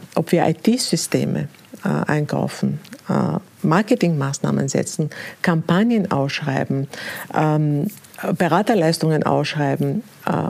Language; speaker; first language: German; non-native, fluent; Greek